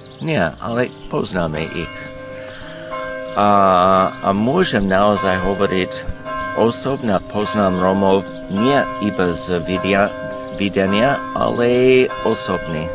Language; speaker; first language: Slovak; non-native, learner; English